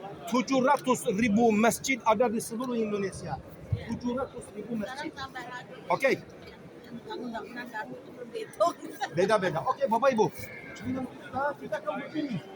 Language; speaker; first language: Indonesian; non-native, learner; Turkish